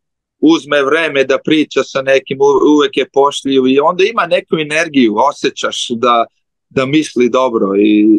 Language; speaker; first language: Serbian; early bilingual, heritage; Slovenian